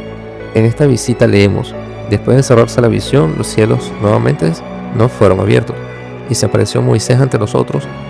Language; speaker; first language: Spanish; native; Spanish